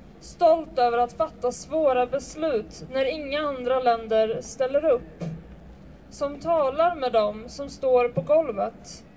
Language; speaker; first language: Swedish; early bilingual, other home language; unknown